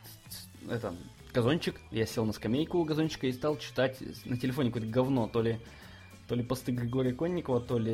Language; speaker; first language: Russian; native; Russian